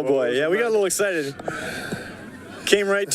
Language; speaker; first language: English; native; English